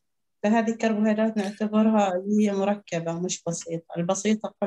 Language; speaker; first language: Arabic; native; Arabic